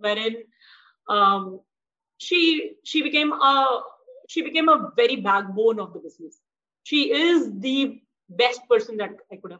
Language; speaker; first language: English; non-native, local second language; Hindi